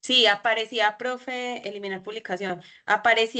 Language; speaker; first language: Spanish; native; Spanish